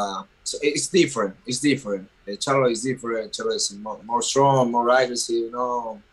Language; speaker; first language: English; non-native, learner; Spanish